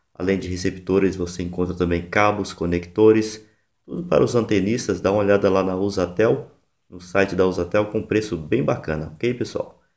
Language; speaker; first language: Portuguese; native; Portuguese